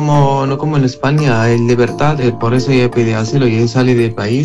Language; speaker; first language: Spanish; non-native, learner; Arabic